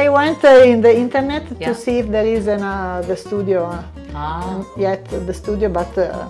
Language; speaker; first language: English; non-native, learner; Italian